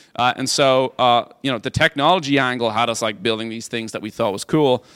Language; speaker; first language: English; native; English